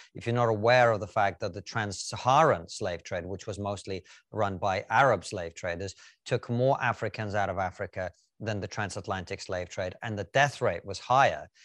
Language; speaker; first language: English; non-native, fluent; Russian